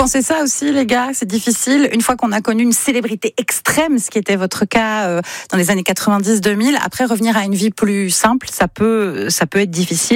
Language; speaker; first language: French; native; French